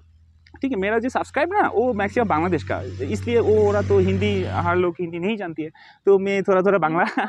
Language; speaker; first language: Hindi; non-native, learner; Bangla